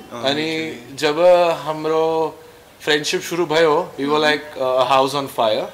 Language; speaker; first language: Nepali; non-native, learner; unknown